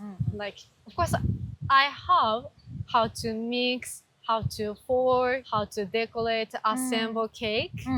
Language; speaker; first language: English; non-native, learner; Japanese